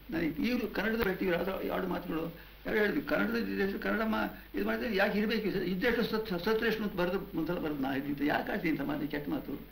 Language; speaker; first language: Kannada; non-native, local second language; Tamil